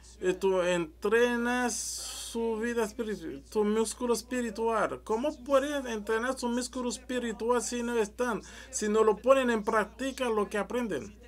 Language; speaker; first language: Spanish; non-native, learner; French